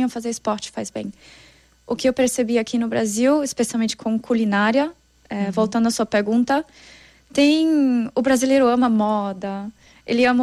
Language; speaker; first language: Portuguese; non-native, fluent; German